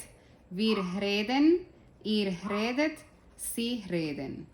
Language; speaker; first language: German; non-native, fluent; Spanish